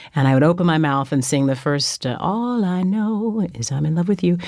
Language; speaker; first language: English; native; English